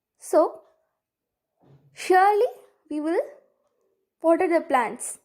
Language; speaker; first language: English; non-native, local second language; Tamil